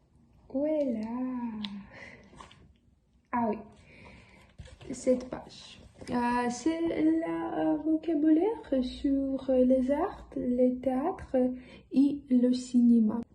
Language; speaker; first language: French; non-native, learner; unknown